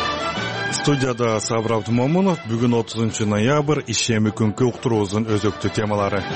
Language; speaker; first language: Kyrgyz; native; Kyrgyz